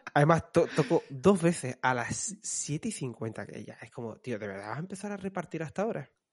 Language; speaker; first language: Spanish; native; Spanish